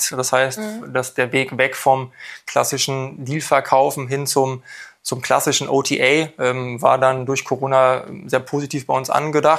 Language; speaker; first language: German; native; German